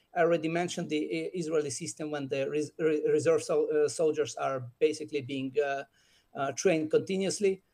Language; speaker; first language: English; non-native, fluent; Russian